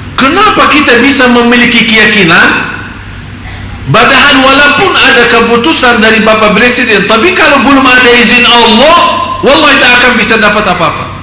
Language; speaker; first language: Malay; non-native, fluent; Arabic